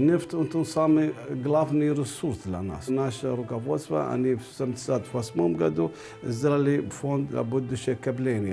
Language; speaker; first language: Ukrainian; non-native, learner; Arabic